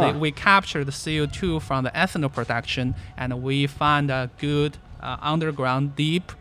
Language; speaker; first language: English; non-native, fluent; Chinese